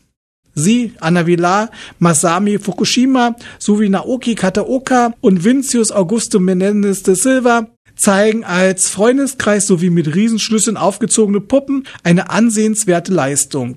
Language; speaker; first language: German; native; German